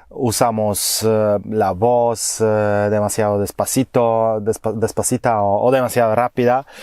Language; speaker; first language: Spanish; non-native, fluent; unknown